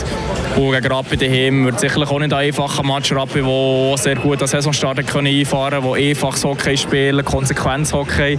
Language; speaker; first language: German; native; German